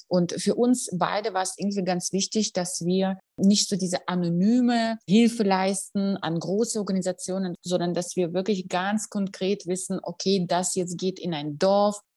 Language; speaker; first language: German; non-native, fluent; Russian